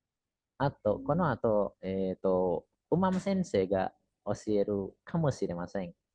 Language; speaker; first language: Japanese; non-native, fluent; Indonesian